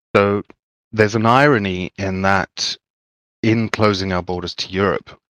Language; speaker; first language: English; native; English